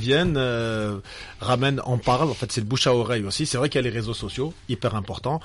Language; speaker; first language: French; non-native, local second language; Arabic